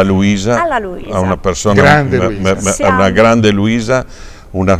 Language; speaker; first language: Italian; native; Italian